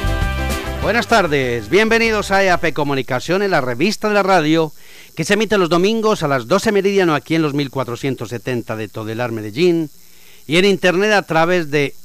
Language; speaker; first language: Spanish; native; Spanish